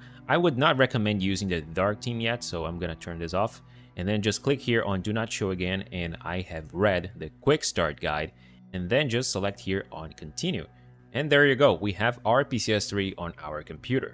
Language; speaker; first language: English; non-native, fluent; Portuguese